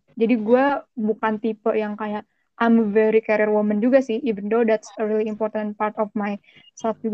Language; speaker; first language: English; non-native, fluent; Indonesian